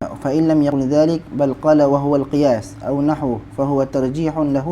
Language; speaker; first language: Arabic; non-native, fluent; Malay